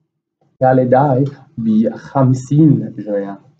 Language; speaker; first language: Arabic; non-native, learner; English